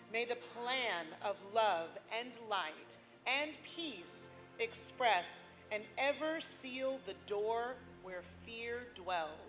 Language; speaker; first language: English; native; English